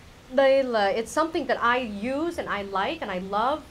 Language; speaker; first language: English; early bilingual, other home language; Vietnamese